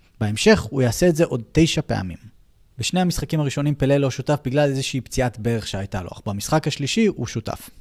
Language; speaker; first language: Hebrew; native; Hebrew